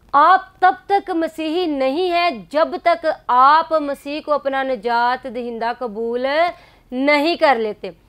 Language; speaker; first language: Urdu; non-native, local second language; Punjabi